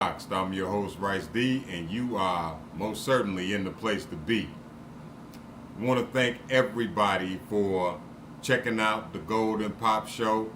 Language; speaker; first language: English; native; English